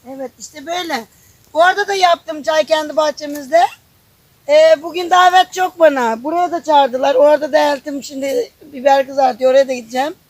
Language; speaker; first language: Turkish; native; Turkish